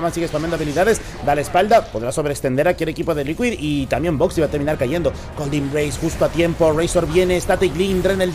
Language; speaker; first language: Spanish; native; Spanish